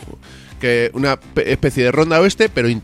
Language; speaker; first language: Spanish; native; Spanish